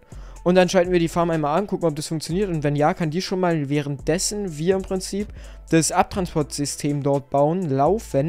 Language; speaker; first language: German; native; German